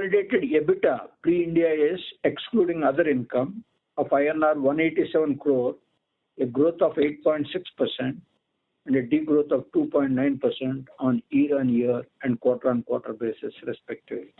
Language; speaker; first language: English; non-native, local second language; Telugu